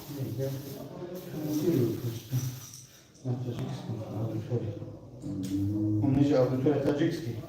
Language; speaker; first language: Russian; non-native, local second language; Tajik